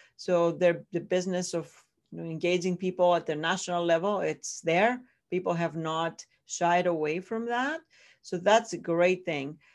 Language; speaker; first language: English; non-native, fluent; Greek